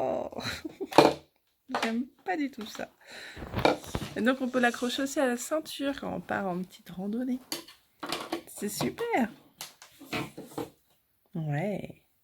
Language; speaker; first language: French; native; French